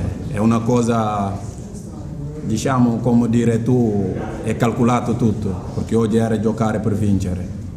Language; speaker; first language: Italian; non-native, learner; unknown